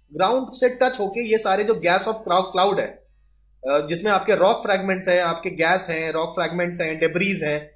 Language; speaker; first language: Hindi; native; Hindi